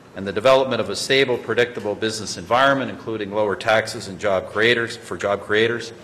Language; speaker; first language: English; native; English